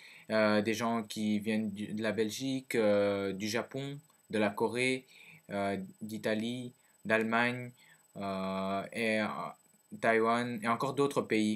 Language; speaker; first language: French; early bilingual, other home language; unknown